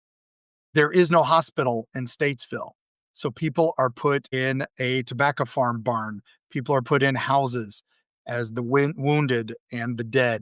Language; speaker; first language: English; native; English